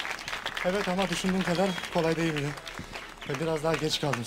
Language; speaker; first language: Turkish; non-native, fluent; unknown